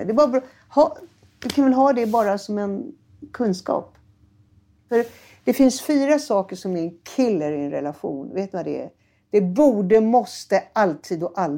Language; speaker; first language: Swedish; native; Swedish